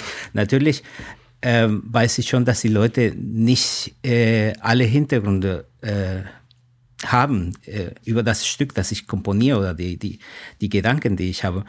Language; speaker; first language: German; non-native, fluent; Spanish